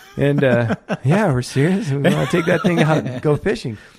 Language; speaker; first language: English; native; English